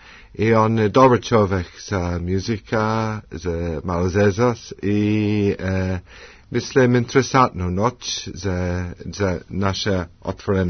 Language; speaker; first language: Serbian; non-native, learner; English